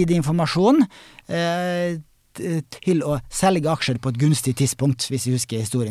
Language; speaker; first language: Norwegian; native; Norwegian